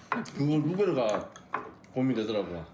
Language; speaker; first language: Korean; non-native, fluent; Japanese